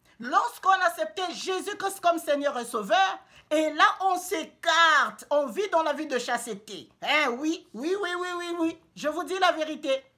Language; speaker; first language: French; non-native, local second language; Lingala